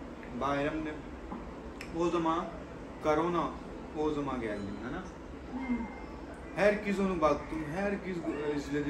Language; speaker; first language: Turkish; non-native, learner; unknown